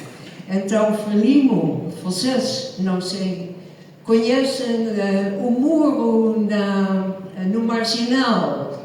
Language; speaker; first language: Portuguese; non-native, fluent; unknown